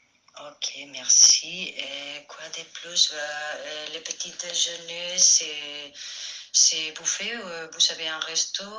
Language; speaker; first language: French; non-native, fluent; Spanish